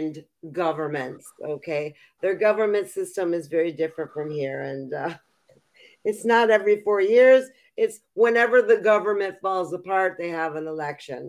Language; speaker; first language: English; native; English